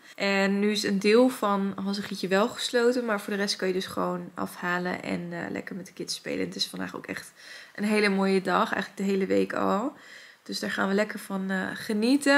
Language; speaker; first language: Dutch; native; Dutch